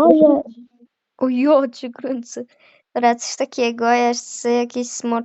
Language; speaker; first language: Polish; native; Polish